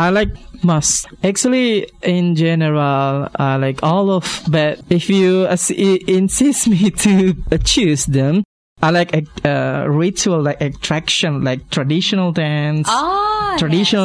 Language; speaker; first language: English; non-native, learner; Indonesian